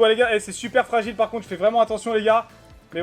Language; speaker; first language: French; native; French